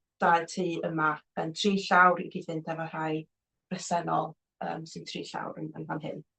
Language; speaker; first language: Welsh; native; Welsh